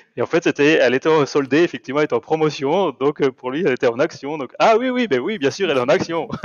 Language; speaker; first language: French; native; French